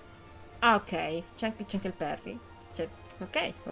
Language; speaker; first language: Italian; native; Italian